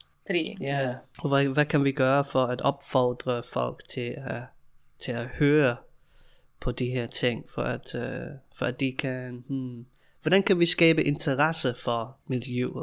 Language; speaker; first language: Danish; non-native, fluent; English